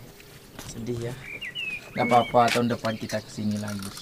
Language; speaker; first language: Indonesian; non-native, local second language; Sasak